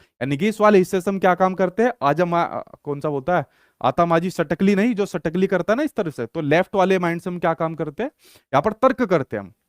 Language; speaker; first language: Hindi; native; Hindi